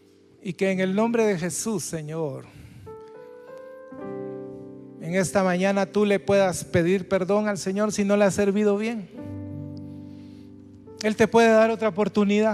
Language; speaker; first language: Spanish; native; Spanish